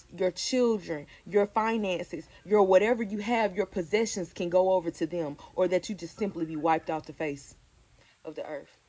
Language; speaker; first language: English; native; English